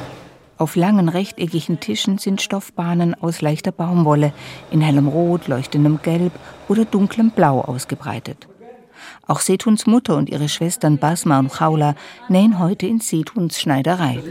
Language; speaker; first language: German; native; German